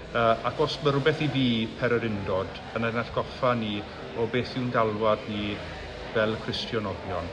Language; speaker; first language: Welsh; native; Welsh